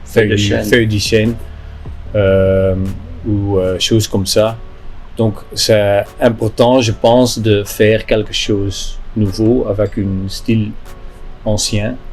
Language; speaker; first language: French; non-native, local second language; Dutch